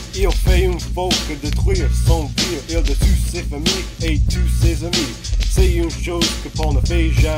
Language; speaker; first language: French; non-native, learner; English